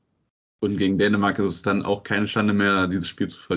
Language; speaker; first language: German; native; German